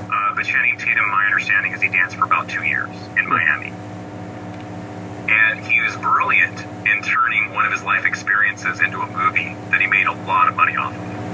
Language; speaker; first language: English; native; English